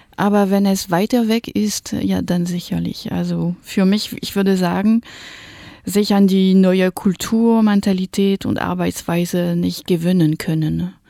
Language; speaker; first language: German; non-native, fluent; French